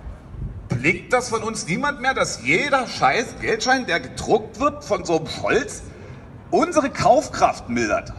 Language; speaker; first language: German; native; German